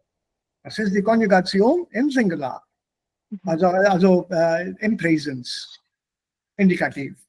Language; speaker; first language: German; non-native, fluent; Hindi